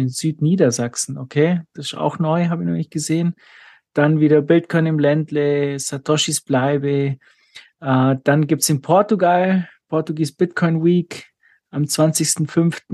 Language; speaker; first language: German; native; German